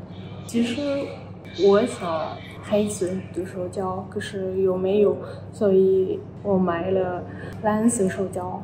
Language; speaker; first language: Chinese; early bilingual, heritage; French